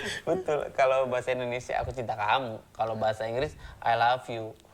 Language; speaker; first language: Indonesian; native; Indonesian